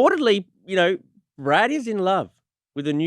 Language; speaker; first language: English; native; English